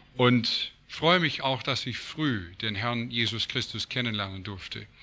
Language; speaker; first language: German; non-native, fluent; English